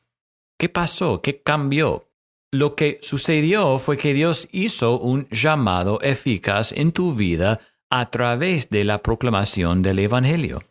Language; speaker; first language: Spanish; non-native, fluent; English